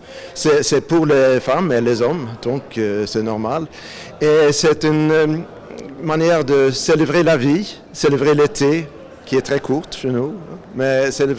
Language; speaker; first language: French; non-native, fluent; Swedish